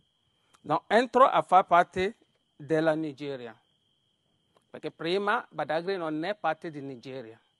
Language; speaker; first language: Italian; non-native, learner; Yoruba